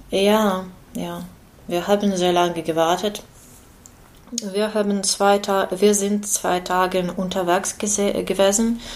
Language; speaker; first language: German; non-native, learner; Ukrainian